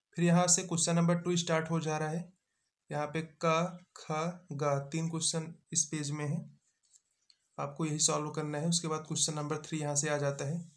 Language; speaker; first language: Hindi; native; Hindi